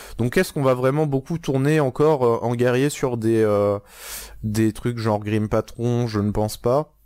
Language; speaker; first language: French; native; French